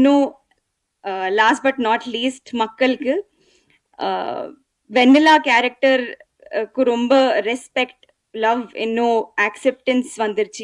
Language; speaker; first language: Tamil; non-native, learner; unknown